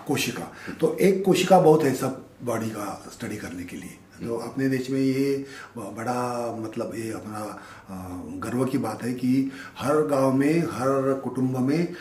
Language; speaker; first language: Hindi; non-native, local second language; Marathi